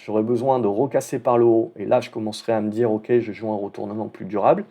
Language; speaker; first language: French; native; French